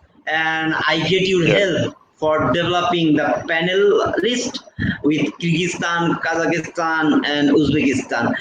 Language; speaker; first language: English; non-native, fluent; Bangla